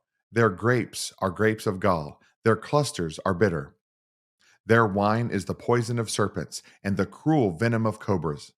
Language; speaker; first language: English; native; English